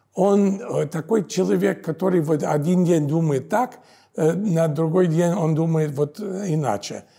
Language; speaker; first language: Russian; non-native, fluent; English